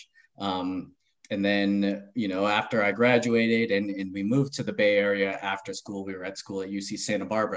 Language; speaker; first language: English; native; English